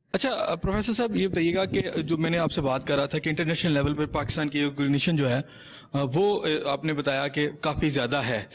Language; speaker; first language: Urdu; non-native, local second language; Punjabi